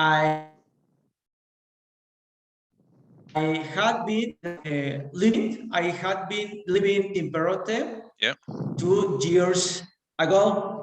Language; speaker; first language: English; non-native, learner; Spanish